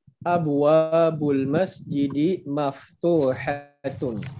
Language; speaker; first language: Arabic; non-native, fluent; Indonesian